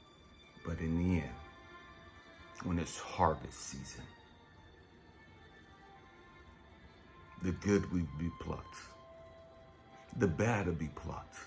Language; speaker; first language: English; native; English